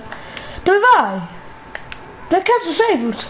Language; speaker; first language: Italian; native; Italian